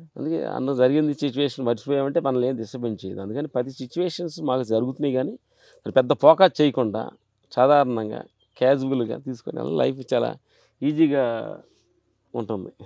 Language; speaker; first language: Telugu; native; Telugu